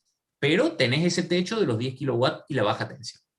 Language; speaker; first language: Spanish; native; Spanish